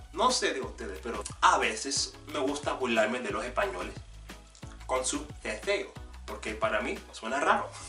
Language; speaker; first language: Spanish; non-native, fluent; English